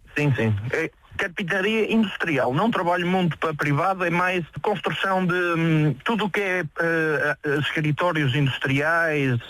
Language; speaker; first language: Portuguese; native; Portuguese